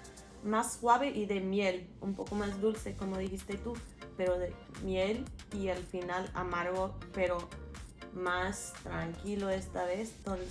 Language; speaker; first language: Spanish; non-native, fluent; English